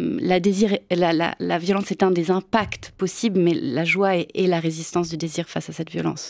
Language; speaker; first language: French; non-native, fluent; Italian